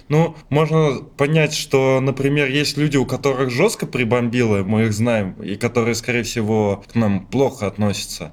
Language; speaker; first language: Russian; native; Russian